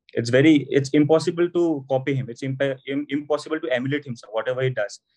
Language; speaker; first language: English; non-native, local second language; Assamese